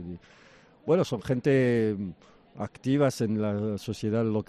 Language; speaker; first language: Spanish; early bilingual, heritage; French